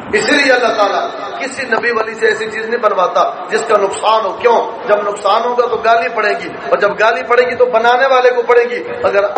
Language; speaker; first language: Urdu; non-native, local second language; Punjabi